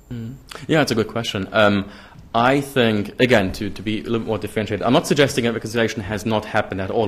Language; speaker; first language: English; non-native, fluent; German